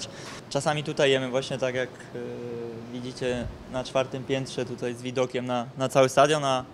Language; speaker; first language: Polish; native; Polish